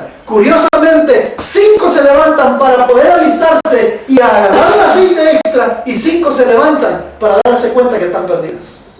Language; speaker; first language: Spanish; native; Spanish